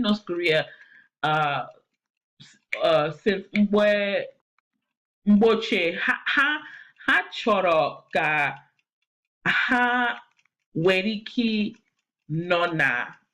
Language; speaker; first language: Igbo; non-native, learner; English